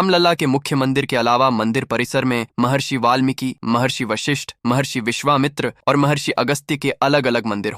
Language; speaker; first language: Hindi; native; Hindi